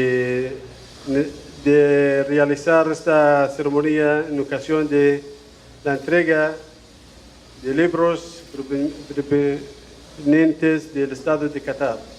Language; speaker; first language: Spanish; non-native, fluent; Arabic